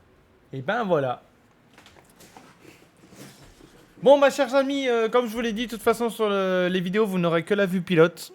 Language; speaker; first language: French; native; French